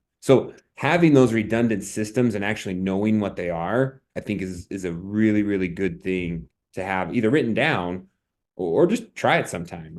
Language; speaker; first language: English; native; English